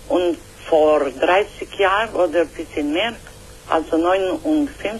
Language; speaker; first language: German; non-native, learner; Croatian